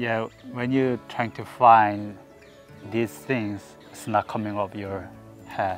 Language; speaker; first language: English; non-native, learner; Korean